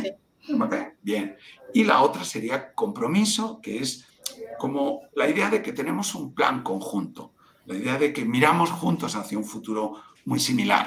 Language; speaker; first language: Spanish; native; Spanish